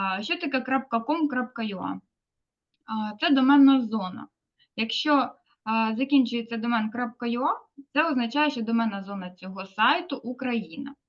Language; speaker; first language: Ukrainian; native; Ukrainian